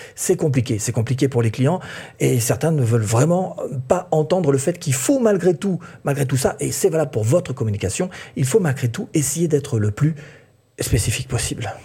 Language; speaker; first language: French; native; French